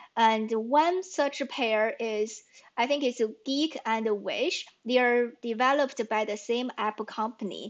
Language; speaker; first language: English; non-native, fluent; Chinese